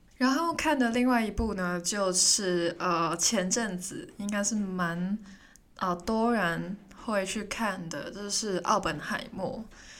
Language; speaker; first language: Chinese; non-native, local second language; Cantonese